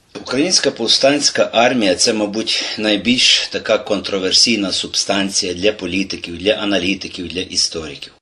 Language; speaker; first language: Ukrainian; native; Ukrainian